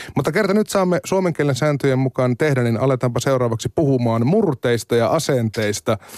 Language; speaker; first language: Finnish; native; Finnish